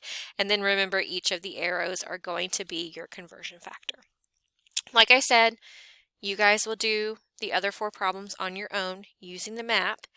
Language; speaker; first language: English; native; English